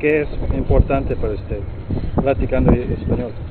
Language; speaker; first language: Spanish; early bilingual, heritage; Spanish